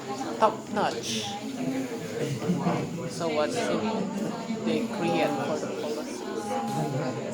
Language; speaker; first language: English; non-native, learner; Indonesian